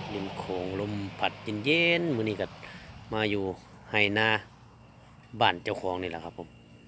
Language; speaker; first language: Thai; native; Thai